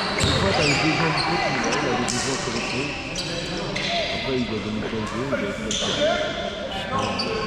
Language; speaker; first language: French; native; French